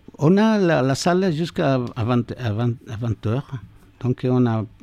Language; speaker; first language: French; non-native, fluent; Spanish